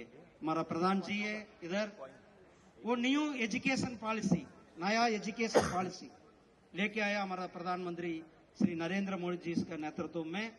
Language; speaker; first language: Hindi; non-native, local second language; Tamil